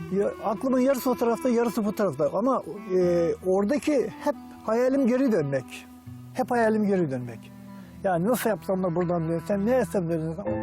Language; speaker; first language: Turkish; native; Turkish